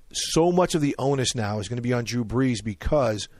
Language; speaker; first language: English; native; English